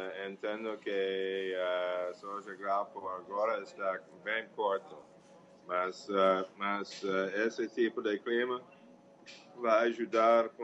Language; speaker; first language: Portuguese; non-native, learner; English